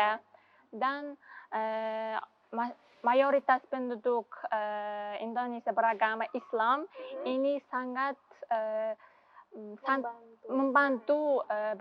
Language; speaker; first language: Indonesian; non-native, learner; Uzbek